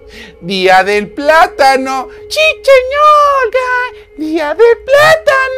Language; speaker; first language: Spanish; native; Spanish